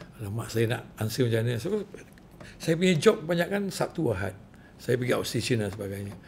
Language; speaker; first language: Malay; native; Malay